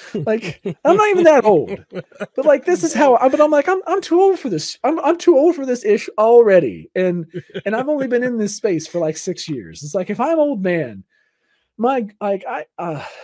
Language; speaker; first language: English; native; English